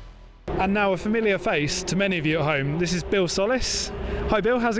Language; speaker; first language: English; native; English